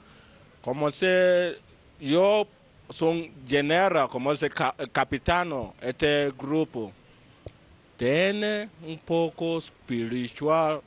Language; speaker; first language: Spanish; non-native, learner; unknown